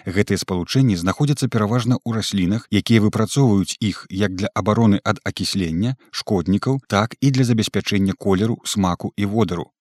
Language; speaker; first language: Belarusian; native; Belarusian